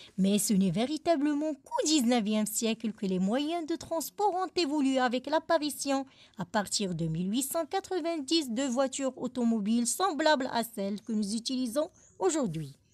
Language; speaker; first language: French; non-native, local second language; Arabic